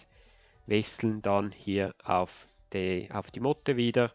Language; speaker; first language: German; native; German